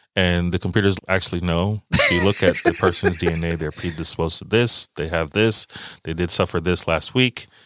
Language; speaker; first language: English; early bilingual, other home language; Yoruba